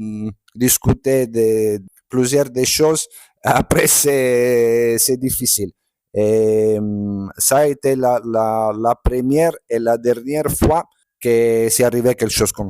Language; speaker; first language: French; non-native, fluent; Italian